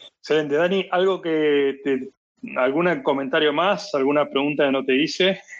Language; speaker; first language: Spanish; native; Spanish